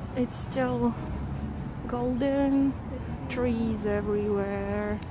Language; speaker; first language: English; non-native, fluent; Russian